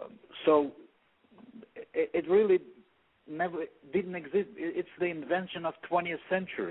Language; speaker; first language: English; non-native, fluent; Russian